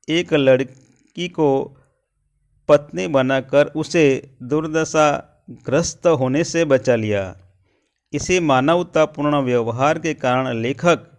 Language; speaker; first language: Hindi; non-native, local second language; Gujarati